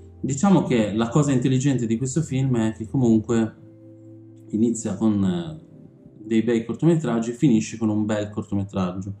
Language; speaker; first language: Italian; early bilingual, other home language; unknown